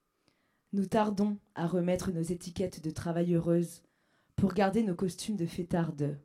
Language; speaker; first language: French; native; French